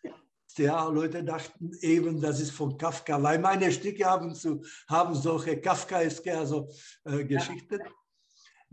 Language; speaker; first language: German; non-native, fluent; Slovak